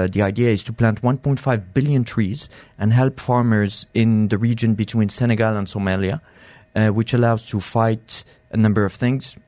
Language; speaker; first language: English; non-native, fluent; French